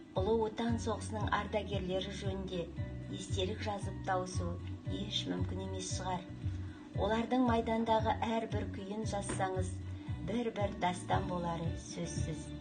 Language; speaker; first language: Kazakh; native; Kazakh